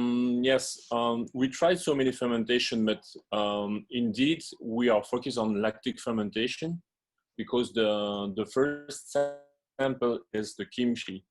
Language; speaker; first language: English; non-native, fluent; French